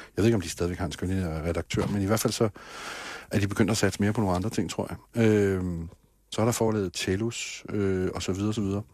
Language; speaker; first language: Danish; native; Danish